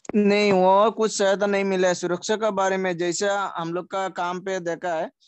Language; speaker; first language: Hindi; non-native, local second language; Sylheti